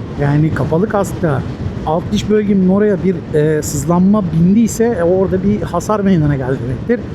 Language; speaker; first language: Turkish; native; Turkish